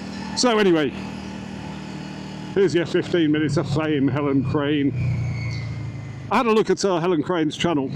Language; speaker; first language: English; native; English